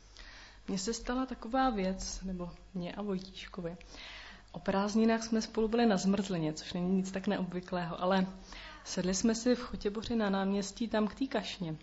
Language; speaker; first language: Czech; native; Czech